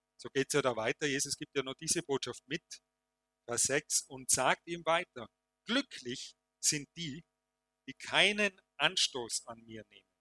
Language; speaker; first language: German; native; German